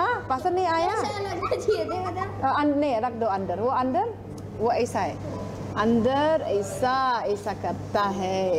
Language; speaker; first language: Hindi; non-native, local second language; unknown